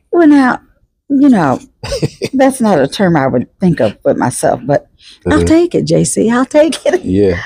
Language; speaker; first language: English; native; English